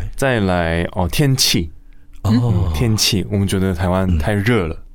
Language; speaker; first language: Chinese; non-native, fluent; Korean